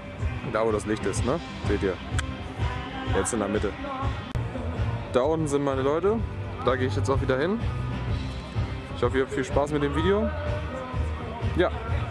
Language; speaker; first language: German; native; German